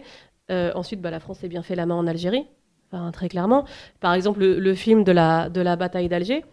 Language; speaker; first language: French; native; French